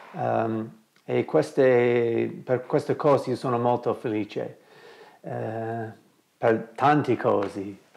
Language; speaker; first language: Italian; non-native, learner; English